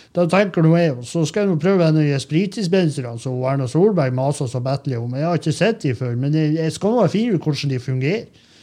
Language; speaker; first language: Norwegian; native; Norwegian